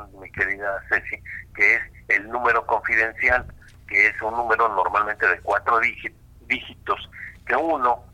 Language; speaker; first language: Spanish; native; Spanish